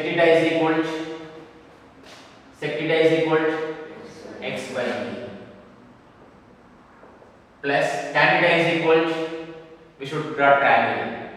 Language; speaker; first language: English; non-native, local second language; Kannada